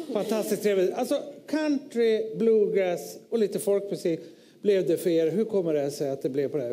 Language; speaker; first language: Swedish; native; Swedish